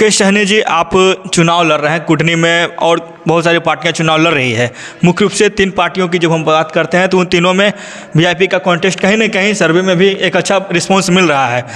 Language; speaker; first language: Hindi; native; Hindi